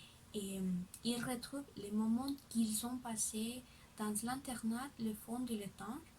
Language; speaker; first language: French; non-native, learner; Spanish